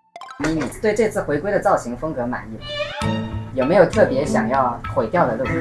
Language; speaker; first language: Chinese; native; Chinese